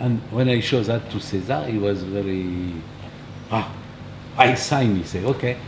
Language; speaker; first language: English; non-native, learner; French